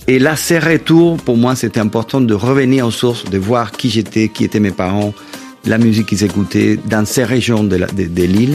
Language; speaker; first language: French; non-native, fluent; Spanish